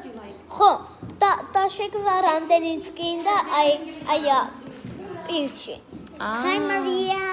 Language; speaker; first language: Georgian; early bilingual, heritage; Georgian